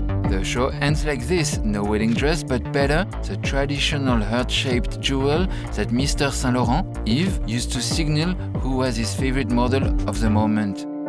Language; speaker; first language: English; non-native, fluent; French